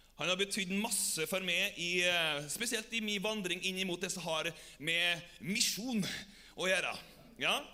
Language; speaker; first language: Norwegian; native; Norwegian